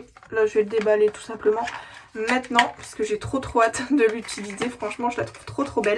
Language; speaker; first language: French; native; French